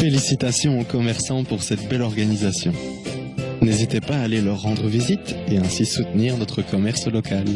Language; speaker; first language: French; native; French